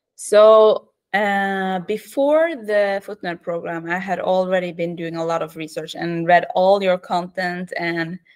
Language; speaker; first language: English; non-native, fluent; Norwegian